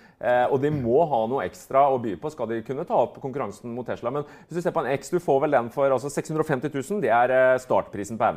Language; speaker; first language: Norwegian; native; Norwegian